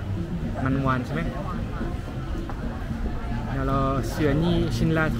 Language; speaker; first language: Thai; non-native, fluent; French